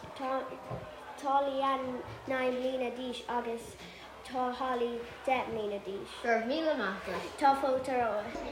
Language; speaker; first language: Irish; non-native, local second language; English